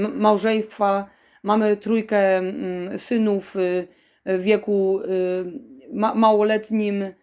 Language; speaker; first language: Polish; native; Polish